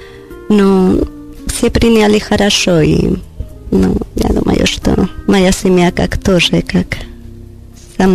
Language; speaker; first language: Russian; non-native, learner; Spanish